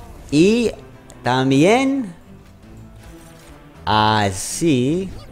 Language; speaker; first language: Spanish; non-native, learner; English